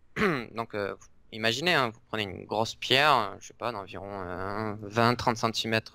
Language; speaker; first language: French; native; French